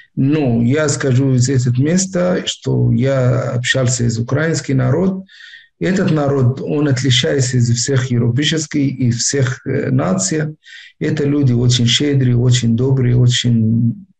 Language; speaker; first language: Russian; non-native, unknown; Arabic